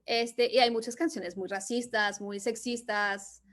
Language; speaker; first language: Spanish; early bilingual, other home language; English